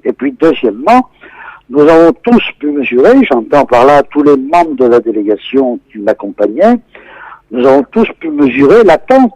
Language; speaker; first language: French; native; French